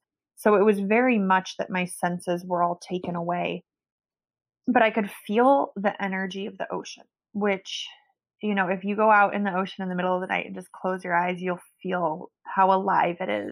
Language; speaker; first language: English; native; English